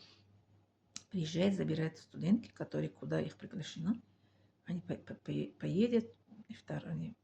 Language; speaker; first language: Russian; non-native, learner; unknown